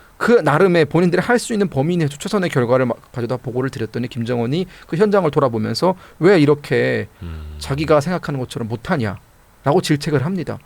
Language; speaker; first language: Korean; native; Korean